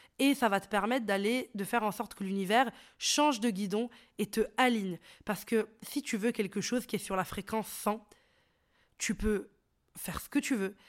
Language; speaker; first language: French; early bilingual, other home language; Arabic